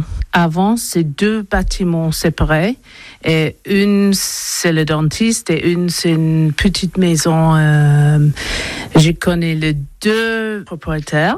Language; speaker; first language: French; non-native, learner; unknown